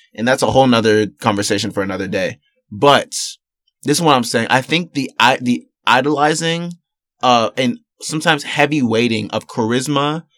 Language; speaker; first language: English; early bilingual, other home language; Yoruba